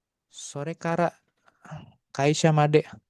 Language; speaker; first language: Japanese; non-native, fluent; Indonesian